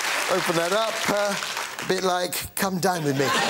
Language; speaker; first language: English; native; English